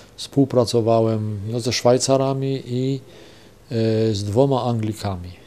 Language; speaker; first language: Polish; non-native, local second language; German